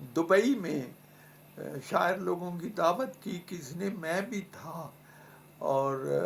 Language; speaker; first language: Urdu; non-native, local second language; Punjabi